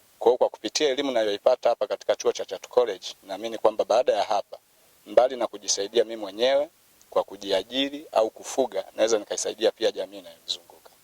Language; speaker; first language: Swahili; native; Swahili